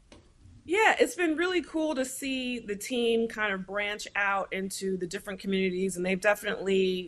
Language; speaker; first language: English; native; English